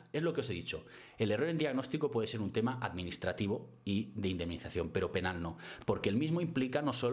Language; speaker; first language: Spanish; native; Spanish